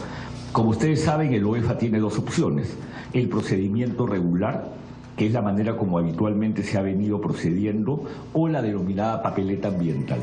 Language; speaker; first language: Spanish; native; Spanish